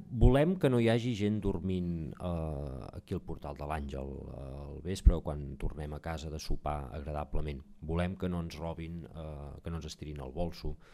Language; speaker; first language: Catalan; native; Catalan